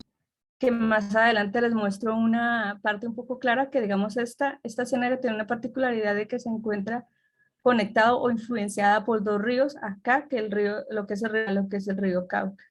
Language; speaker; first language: Spanish; native; Spanish